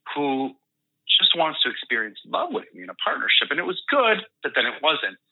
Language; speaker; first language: English; early bilingual, other home language; Spanish